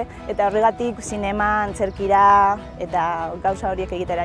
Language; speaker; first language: Basque; non-native, local second language; Spanish